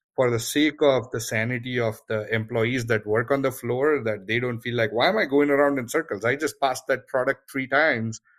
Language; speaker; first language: English; non-native, local second language; Gujarati